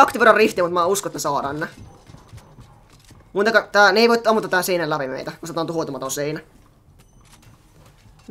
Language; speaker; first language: Finnish; native; Finnish